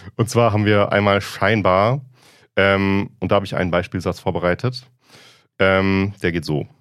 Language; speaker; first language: German; native; German